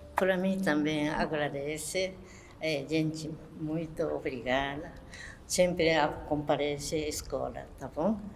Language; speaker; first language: Portuguese; non-native, learner; Japanese